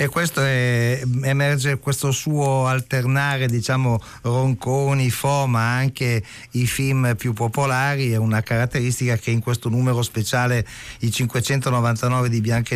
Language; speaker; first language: Italian; native; Italian